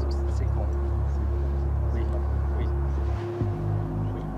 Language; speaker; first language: French; non-native, learner; Danish